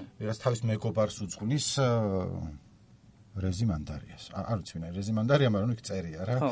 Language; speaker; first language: Georgian; native; Georgian